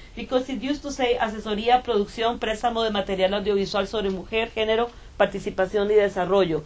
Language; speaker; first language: Spanish; native; Spanish